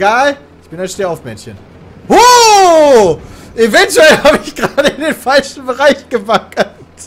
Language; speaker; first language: German; native; German